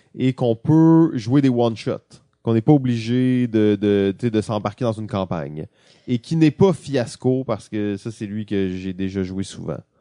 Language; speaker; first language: French; native; French